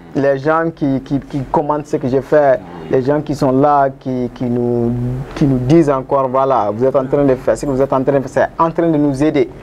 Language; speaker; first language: French; non-native, local second language; Bambara